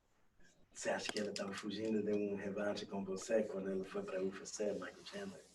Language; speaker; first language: Portuguese; non-native, fluent; English